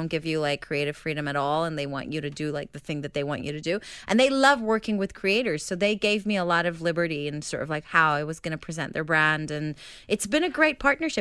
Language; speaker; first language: English; non-native, fluent; Hebrew